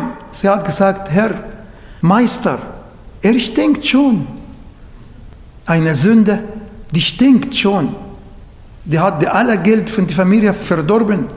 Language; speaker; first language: German; non-native, fluent; Arabic